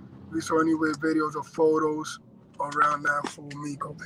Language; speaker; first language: English; early bilingual, other home language; Spanish